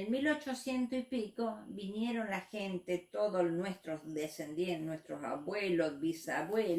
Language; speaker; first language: Spanish; native; Spanish